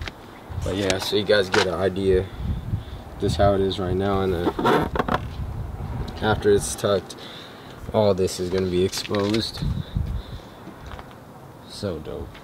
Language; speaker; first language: English; native; English